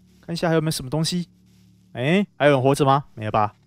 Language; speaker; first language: Chinese; native; Chinese